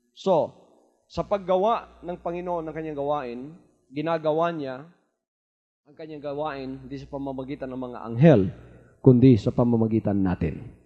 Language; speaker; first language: Filipino; non-native, local second language; Cebuano